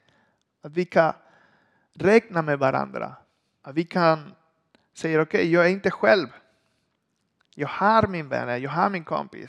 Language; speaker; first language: Swedish; non-native, learner; Spanish